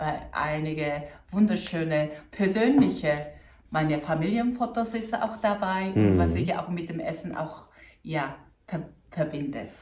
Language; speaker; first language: German; non-native, fluent; Korean